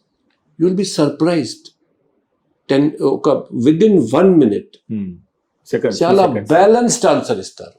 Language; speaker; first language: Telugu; non-native, fluent; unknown